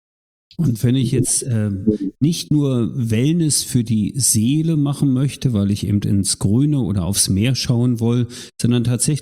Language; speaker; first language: German; native; German